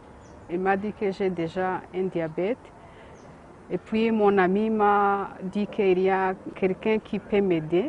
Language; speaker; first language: French; non-native, local second language; Kinyarwanda